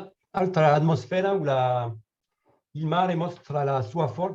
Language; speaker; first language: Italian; non-native, learner; French